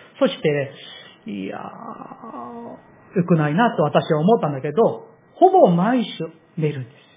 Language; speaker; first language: Japanese; non-native, fluent; Korean